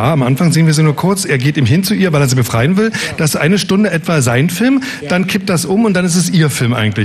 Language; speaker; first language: German; native; German